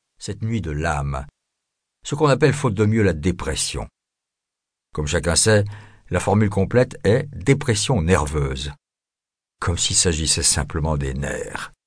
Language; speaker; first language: French; native; French